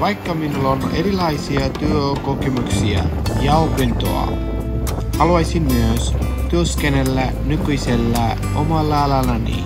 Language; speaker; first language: Finnish; non-native, learner; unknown